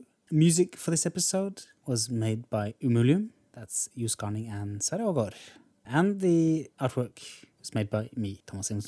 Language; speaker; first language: English; non-native, fluent; Norwegian